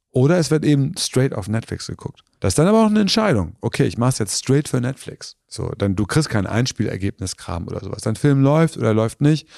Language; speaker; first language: German; early bilingual, other home language; Turkish